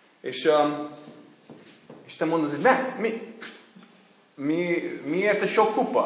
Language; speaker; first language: Hungarian; non-native, fluent; English